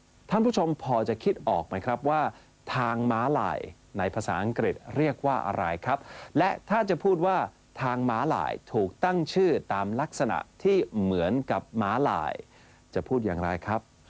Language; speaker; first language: Thai; non-native, fluent; English